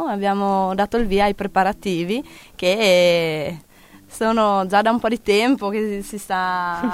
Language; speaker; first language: Italian; native; Italian